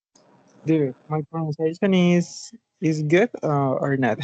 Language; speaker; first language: English; non-native, learner; Spanish